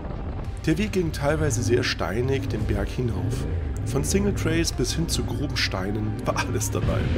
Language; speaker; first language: German; native; German